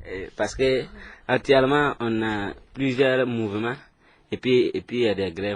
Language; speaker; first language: French; non-native, local second language; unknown